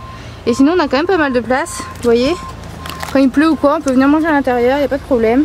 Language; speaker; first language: French; native; French